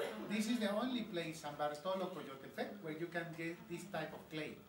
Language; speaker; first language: English; non-native, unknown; Spanish